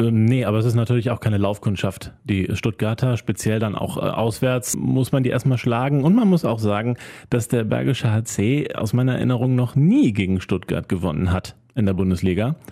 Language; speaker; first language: German; native; German